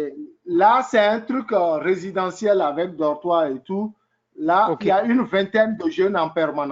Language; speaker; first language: French; native; French